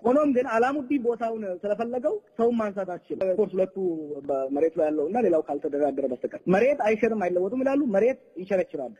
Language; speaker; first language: Amharic; non-native, local second language; Oromo